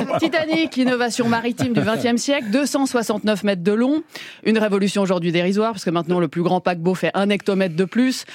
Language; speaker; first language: French; native; French